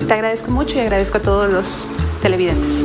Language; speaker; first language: Spanish; native; Spanish